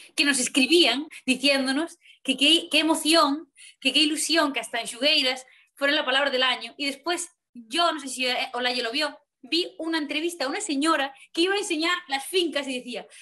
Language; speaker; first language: Spanish; native; Spanish